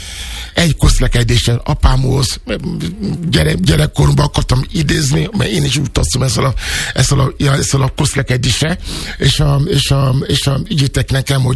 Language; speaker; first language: Hungarian; non-native, fluent; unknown